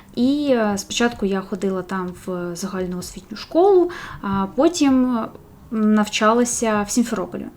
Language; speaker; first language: Ukrainian; non-native, local second language; Russian